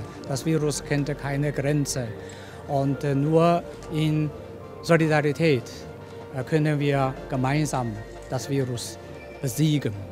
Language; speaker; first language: German; non-native, fluent; Chinese